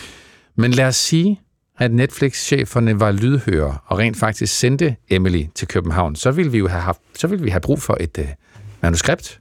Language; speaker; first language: Danish; native; Danish